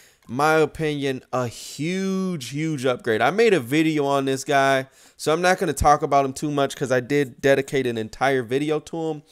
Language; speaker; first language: English; native; English